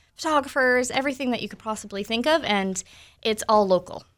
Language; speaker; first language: English; native; English